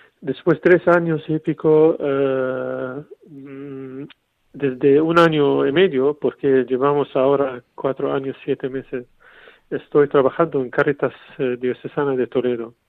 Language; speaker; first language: Spanish; non-native, fluent; Arabic